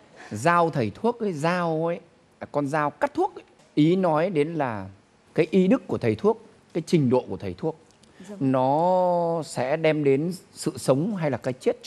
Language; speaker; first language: Vietnamese; native; Vietnamese